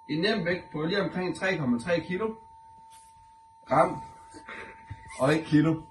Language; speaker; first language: Danish; native; Danish